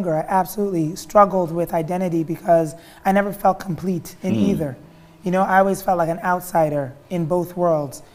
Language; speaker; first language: English; early bilingual, other home language; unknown